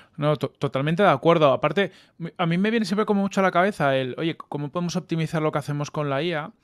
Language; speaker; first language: Spanish; native; Spanish